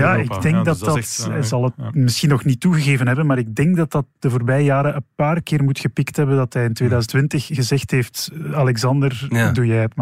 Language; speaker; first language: Dutch; native; Dutch